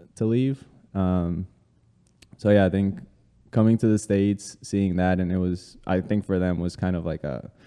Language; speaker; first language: English; early bilingual, other home language; Spanish